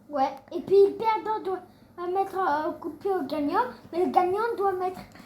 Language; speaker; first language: French; native; French